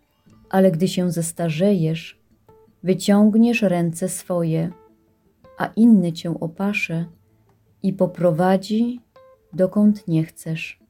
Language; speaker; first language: Polish; native; Polish